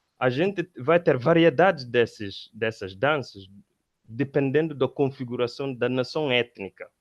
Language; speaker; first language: Portuguese; non-native, local second language; Upper Guinea Crioulo